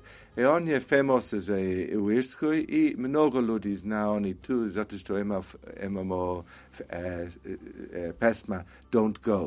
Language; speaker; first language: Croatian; non-native, learner; English